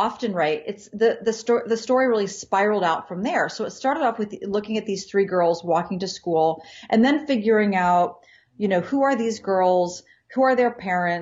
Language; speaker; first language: English; native; English